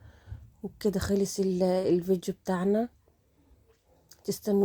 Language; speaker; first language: Arabic; native; Arabic